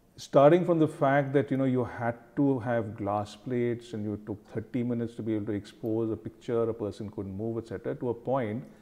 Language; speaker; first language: English; non-native, local second language; Hindi